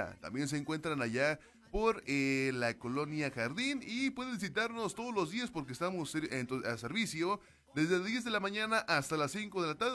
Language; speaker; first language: Spanish; native; Spanish